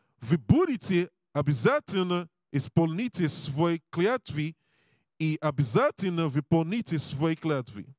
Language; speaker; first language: Russian; non-native, learner; English